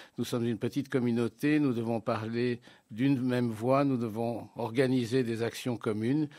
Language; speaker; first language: French; native; French